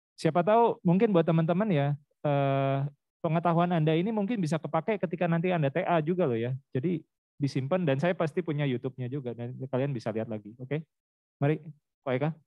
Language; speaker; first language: Indonesian; native; Indonesian